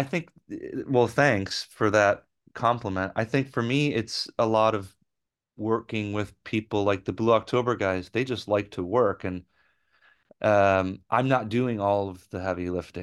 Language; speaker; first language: English; native; English